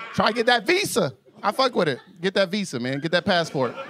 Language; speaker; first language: English; native; English